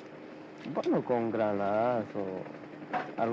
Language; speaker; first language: Spanish; native; Spanish